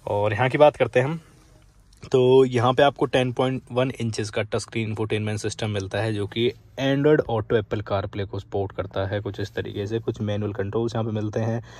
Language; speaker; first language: Hindi; native; Hindi